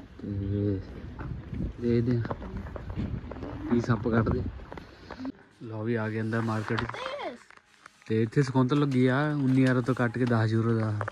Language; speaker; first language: Punjabi; native; Punjabi